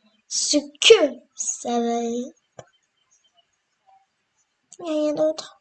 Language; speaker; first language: French; native; French